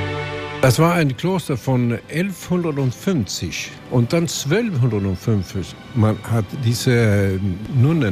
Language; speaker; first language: German; non-native, learner; Swedish